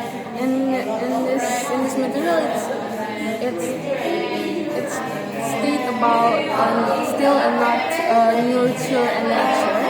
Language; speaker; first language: English; non-native, learner; Indonesian